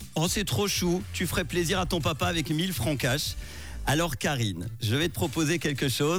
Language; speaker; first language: French; native; French